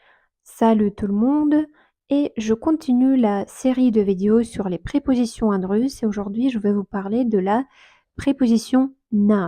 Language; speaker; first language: French; non-native, fluent; Russian